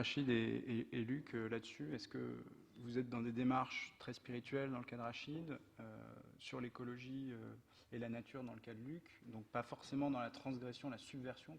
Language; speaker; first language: French; native; French